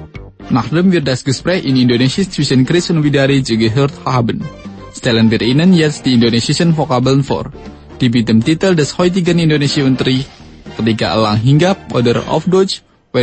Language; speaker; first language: German; non-native, fluent; Indonesian